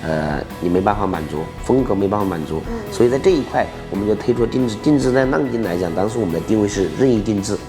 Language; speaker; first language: Chinese; native; Chinese